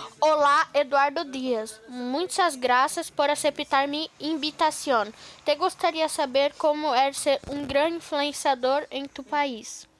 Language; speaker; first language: Portuguese; non-native, learner; Spanish